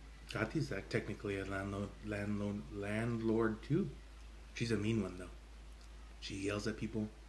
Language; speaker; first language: English; early bilingual, other home language; Spanish